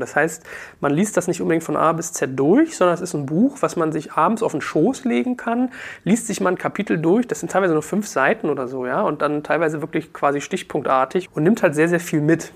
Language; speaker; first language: German; native; German